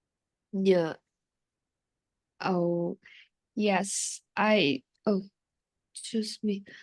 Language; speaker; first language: English; non-native, learner; Vietnamese